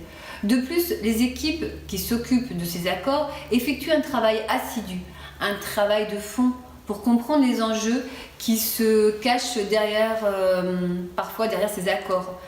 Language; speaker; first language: French; native; French